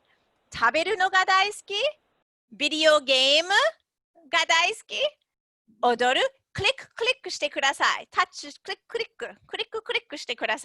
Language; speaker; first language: Japanese; non-native, fluent; English